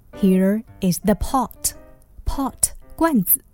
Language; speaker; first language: English; non-native, learner; Chinese